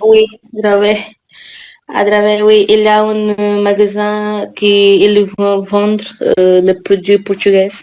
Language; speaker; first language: French; non-native, learner; Portuguese